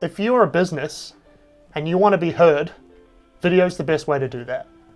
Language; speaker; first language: English; native; English